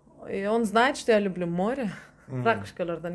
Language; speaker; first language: Russian; non-native, local second language; Turkmen